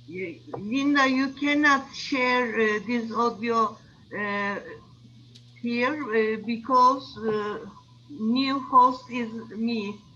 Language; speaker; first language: English; non-native, learner; Turkish